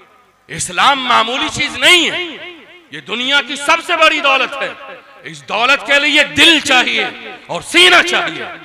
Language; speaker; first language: Urdu; native; Urdu